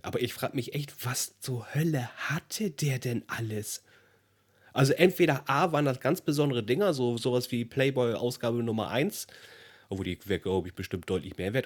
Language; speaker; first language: German; native; German